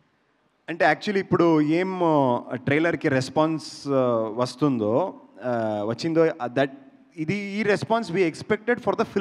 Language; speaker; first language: Telugu; non-native, local second language; Kannada